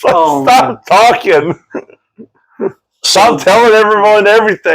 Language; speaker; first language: English; native; English